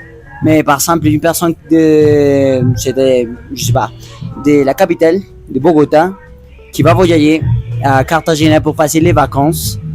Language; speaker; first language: French; non-native, learner; Spanish